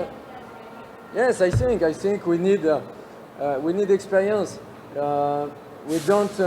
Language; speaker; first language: English; non-native, learner; French